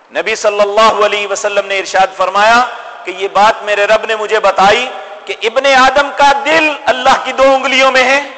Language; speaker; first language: Urdu; non-native, local second language; Punjabi